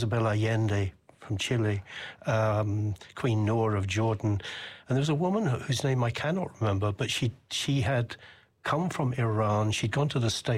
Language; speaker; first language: English; native; English